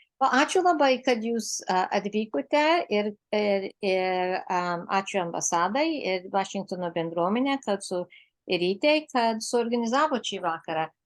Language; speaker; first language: Lithuanian; early bilingual, heritage; Lithuanian